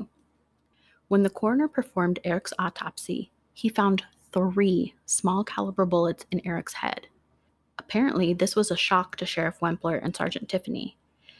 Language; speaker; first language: English; native; English